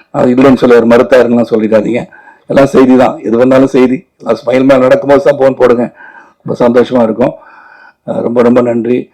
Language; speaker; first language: Tamil; native; Tamil